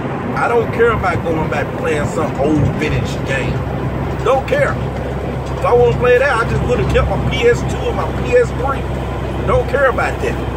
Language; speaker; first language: English; native; English